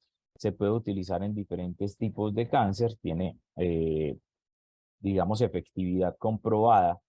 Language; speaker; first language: Spanish; native; Spanish